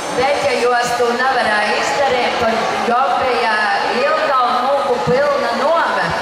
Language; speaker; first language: Latvian; native; Latvian